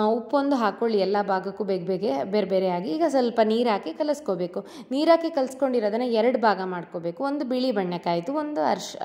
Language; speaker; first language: Kannada; native; Kannada